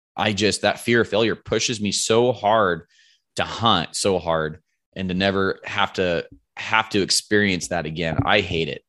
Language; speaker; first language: English; native; English